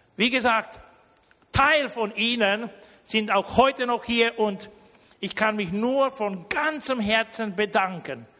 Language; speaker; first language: German; early bilingual, heritage; Romanian